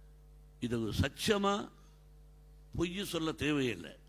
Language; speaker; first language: Tamil; non-native, learner; Telugu